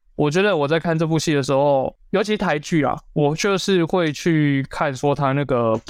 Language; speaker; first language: Chinese; native; Chinese